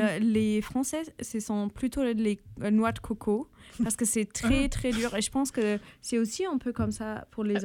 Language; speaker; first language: French; non-native, fluent; German